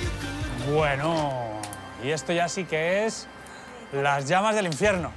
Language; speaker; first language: Spanish; native; Spanish